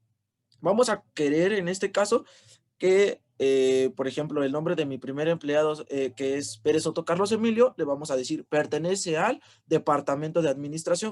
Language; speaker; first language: Spanish; native; Spanish